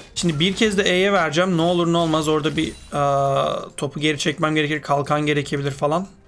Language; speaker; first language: Turkish; native; Turkish